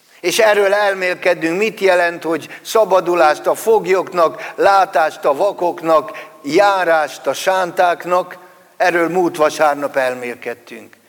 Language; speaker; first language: Hungarian; native; Hungarian